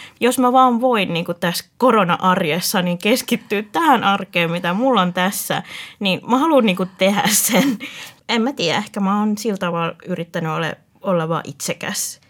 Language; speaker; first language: Finnish; early bilingual, other home language; Vietnamese